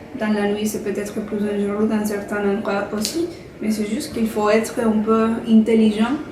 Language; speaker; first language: French; non-native, fluent; Spanish